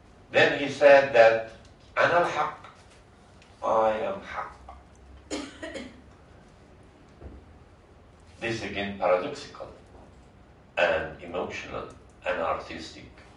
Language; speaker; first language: English; non-native, fluent; Persian